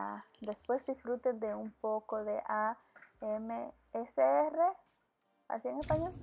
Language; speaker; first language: Spanish; early bilingual, heritage; Spanish